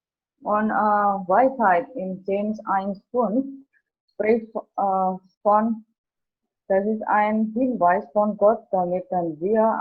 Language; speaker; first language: German; non-native, learner; Indonesian